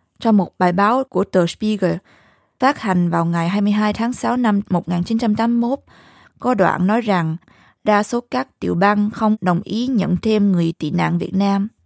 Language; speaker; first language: Vietnamese; early bilingual, heritage; Vietnamese